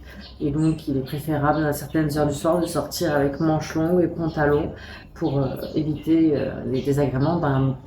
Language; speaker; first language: French; native; French